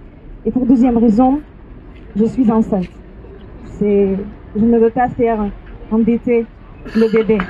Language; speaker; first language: French; non-native, fluent; Russian